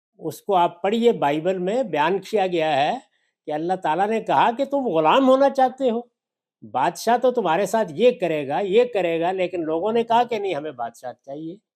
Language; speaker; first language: Urdu; non-native, local second language; Punjabi